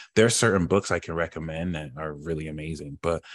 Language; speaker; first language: English; early bilingual, other home language; Yoruba